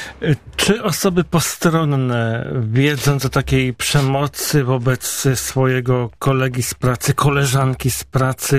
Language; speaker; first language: Polish; native; Polish